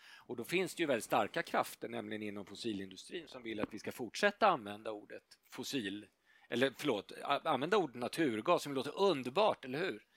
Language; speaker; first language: Swedish; native; Swedish